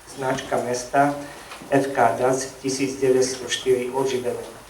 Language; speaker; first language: Slovak; non-native, local second language; Hungarian